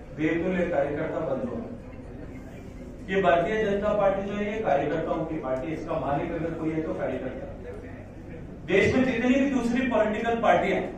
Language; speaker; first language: Hindi; native; Hindi